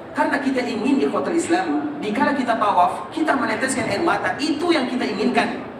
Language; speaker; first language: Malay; native; Malay